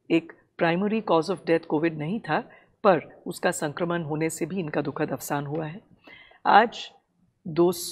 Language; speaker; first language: Hindi; non-native, local second language; Tamil